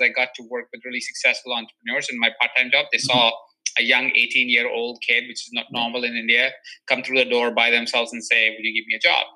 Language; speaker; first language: English; non-native, local second language; Hindi